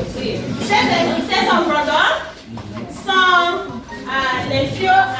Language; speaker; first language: French; non-native, learner; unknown